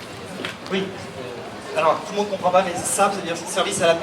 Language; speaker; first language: French; native; French